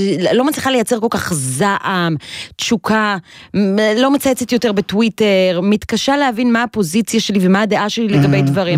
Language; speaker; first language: Hebrew; native; Hebrew